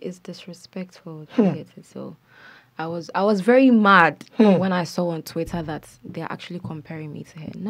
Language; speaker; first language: English; non-native, local second language; Akan